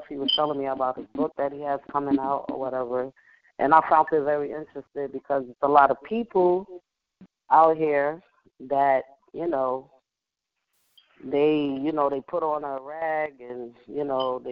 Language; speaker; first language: English; native; English